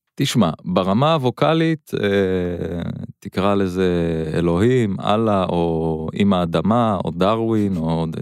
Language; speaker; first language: Hebrew; non-native, local second language; Arabic